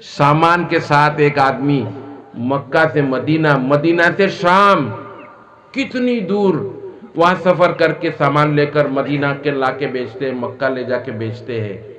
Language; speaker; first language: Urdu; non-native, local second language; Assamese